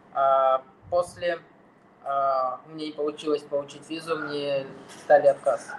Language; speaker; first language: Russian; non-native, fluent; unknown